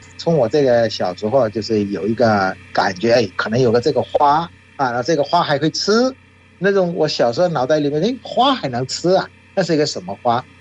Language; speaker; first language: Chinese; non-native, fluent; Bangla